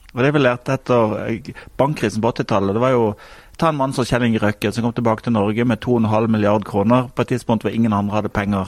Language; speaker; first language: Norwegian; native; Norwegian